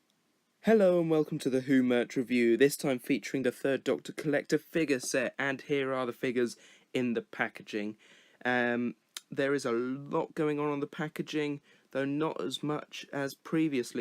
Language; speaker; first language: English; native; English